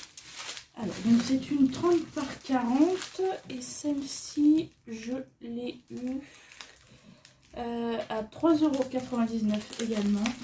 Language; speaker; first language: French; native; French